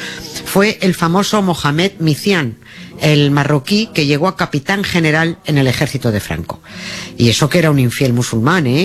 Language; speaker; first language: Spanish; native; Spanish